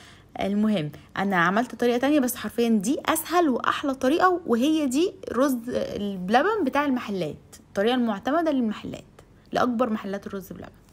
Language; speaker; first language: Arabic; native; Arabic